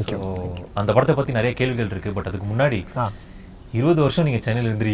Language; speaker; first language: Tamil; native; Tamil